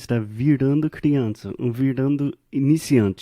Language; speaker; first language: Portuguese; non-native, fluent; English